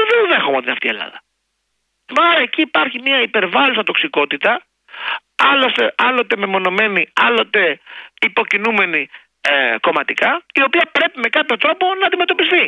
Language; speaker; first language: Greek; native; Greek